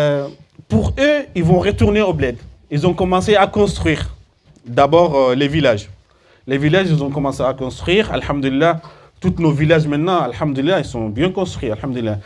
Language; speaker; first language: French; early bilingual, other home language; Soninke